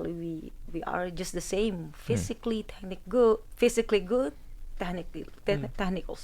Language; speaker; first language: English; non-native, fluent; Indonesian